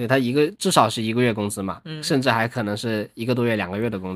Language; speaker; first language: Chinese; native; Chinese